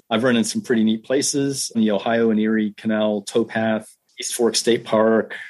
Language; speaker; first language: English; native; English